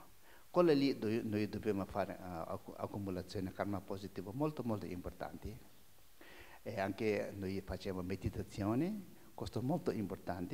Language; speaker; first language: Italian; non-native, learner; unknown